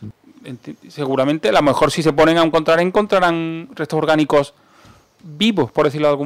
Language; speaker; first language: Spanish; native; Spanish